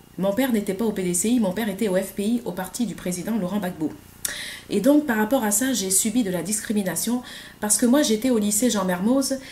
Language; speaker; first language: French; native; French